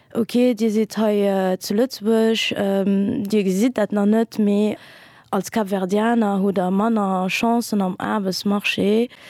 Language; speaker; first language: Luxembourgish; early bilingual, other home language; Kabuverdianu